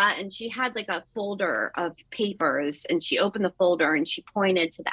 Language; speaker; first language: English; native; English